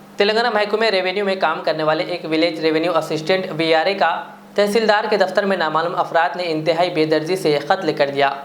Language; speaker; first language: Urdu; native; Urdu